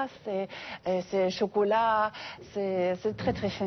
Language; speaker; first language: French; non-native, fluent; English